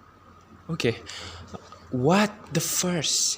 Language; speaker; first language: English; non-native, learner; Indonesian